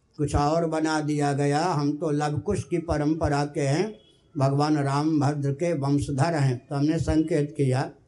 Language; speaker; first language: Hindi; non-native, local second language; Maithili